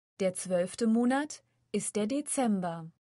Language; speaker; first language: German; non-native, learner; Russian